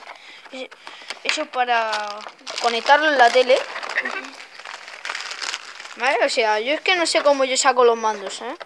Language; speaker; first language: Spanish; native; Spanish